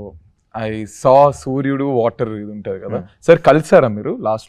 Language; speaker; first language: Telugu; native; Telugu